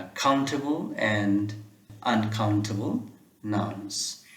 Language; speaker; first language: English; non-native, local second language; Amharic